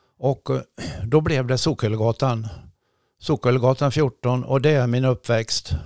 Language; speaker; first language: Swedish; native; Swedish